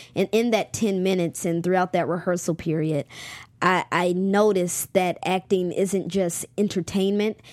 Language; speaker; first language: English; native; English